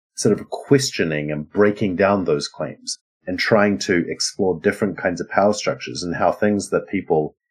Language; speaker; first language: English; native; English